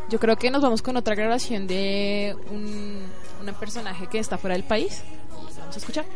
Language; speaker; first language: Spanish; native; Spanish